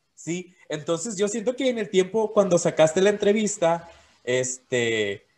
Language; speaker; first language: Spanish; native; Spanish